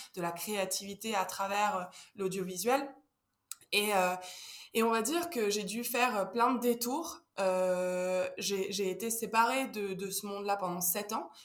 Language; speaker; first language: French; early bilingual, heritage; Spanish